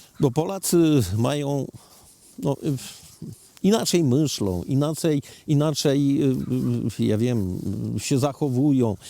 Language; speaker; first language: Polish; early bilingual, heritage; Polish